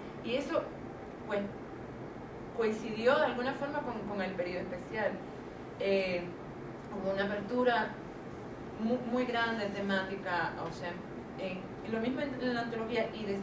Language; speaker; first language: Spanish; native; Spanish